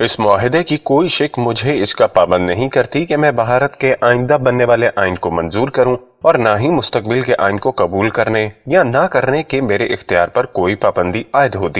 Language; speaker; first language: Urdu; native; Urdu